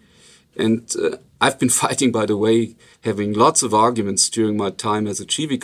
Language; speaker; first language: English; non-native, fluent; Luxembourgish